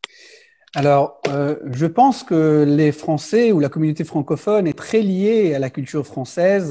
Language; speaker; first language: French; early bilingual, heritage; French